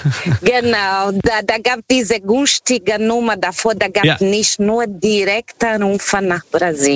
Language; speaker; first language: German; non-native, fluent; Portuguese